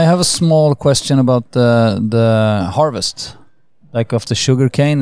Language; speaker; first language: English; non-native, fluent; Swedish